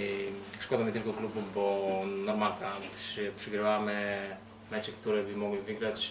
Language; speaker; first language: Polish; non-native, fluent; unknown